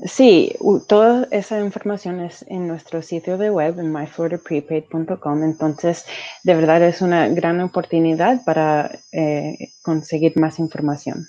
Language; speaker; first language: Spanish; early bilingual, heritage; Spanish